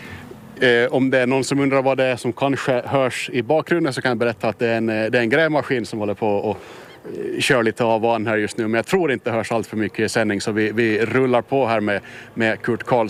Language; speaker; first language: Swedish; native; Swedish